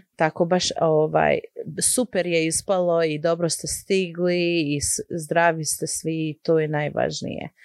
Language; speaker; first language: Croatian; early bilingual, heritage; Bosnian